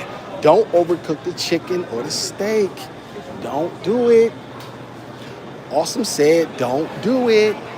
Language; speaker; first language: English; native; English